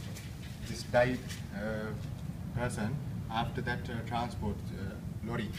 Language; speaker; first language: English; non-native, learner; Sinhala